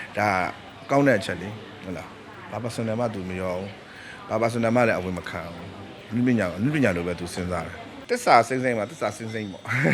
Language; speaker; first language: Burmese; non-native, local second language; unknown